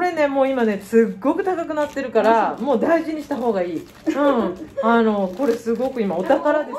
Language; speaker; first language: Japanese; native; Japanese